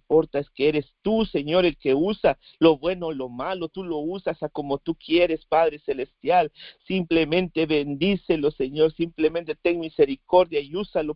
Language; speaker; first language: Spanish; native; Spanish